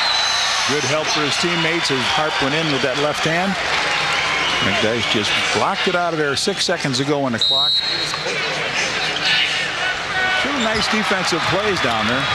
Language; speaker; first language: English; native; English